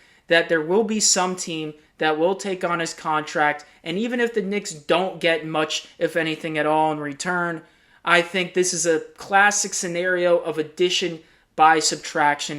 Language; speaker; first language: English; native; English